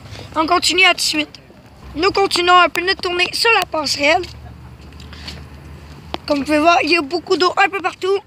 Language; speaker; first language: French; native; French